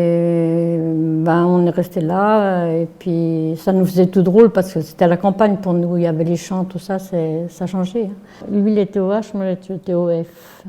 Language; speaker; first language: French; native; French